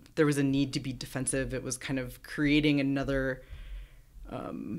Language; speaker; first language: English; native; English